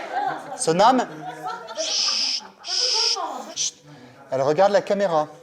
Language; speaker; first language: French; native; French